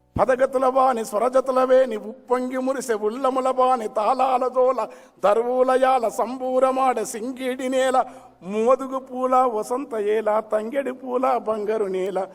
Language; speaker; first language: Telugu; native; Telugu